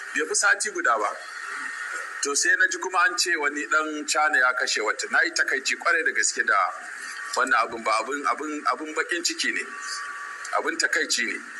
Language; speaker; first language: Hausa; native; Hausa